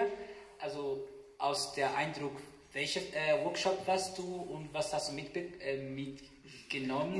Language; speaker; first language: German; non-native, fluent; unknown